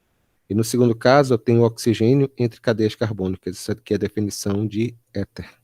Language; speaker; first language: Portuguese; native; Portuguese